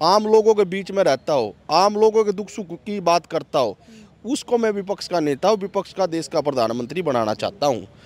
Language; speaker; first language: Hindi; native; Hindi